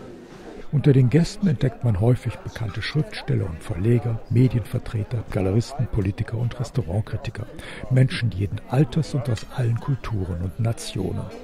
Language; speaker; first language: German; native; German